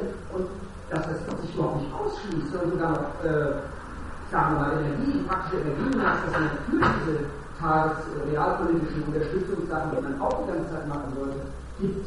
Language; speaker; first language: German; native; German